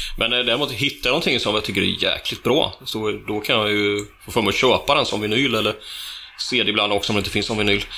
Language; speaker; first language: Swedish; native; Swedish